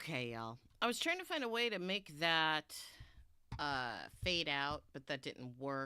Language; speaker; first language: English; native; English